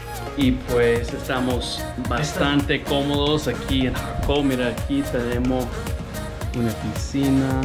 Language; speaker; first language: Spanish; early bilingual, heritage; Spanish